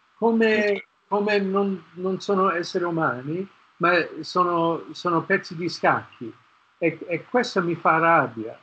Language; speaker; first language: Italian; non-native, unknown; English